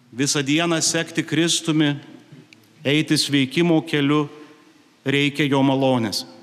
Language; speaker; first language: Lithuanian; native; Lithuanian